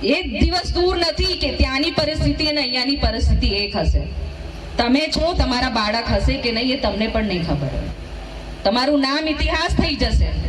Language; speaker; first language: Gujarati; non-native, local second language; Vasavi